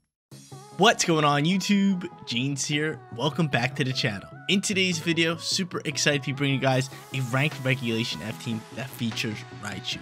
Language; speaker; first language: English; native; English